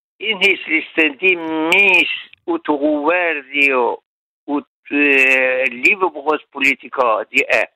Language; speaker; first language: Danish; non-native, learner; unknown